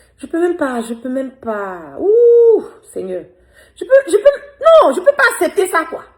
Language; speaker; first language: French; non-native, local second language; Bambara